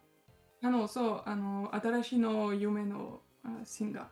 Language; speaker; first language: Japanese; non-native, learner; French